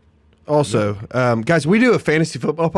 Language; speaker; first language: English; native; English